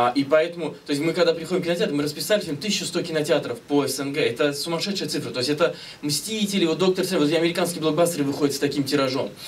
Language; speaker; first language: Russian; native; Russian